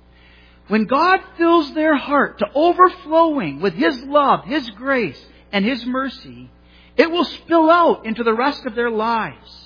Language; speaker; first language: English; native; English